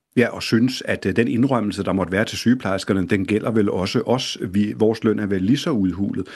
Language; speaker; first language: Danish; native; Danish